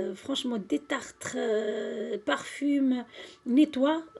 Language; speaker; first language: French; non-native, local second language; Arabic